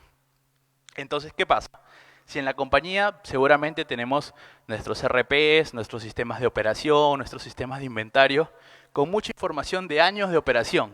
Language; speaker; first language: Spanish; native; Spanish